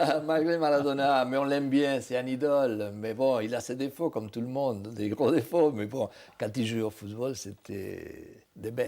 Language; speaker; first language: French; non-native, fluent; Spanish